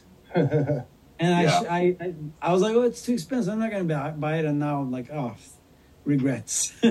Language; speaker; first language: English; non-native, fluent; Swedish